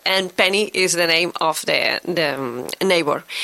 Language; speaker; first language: English; non-native, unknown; Catalan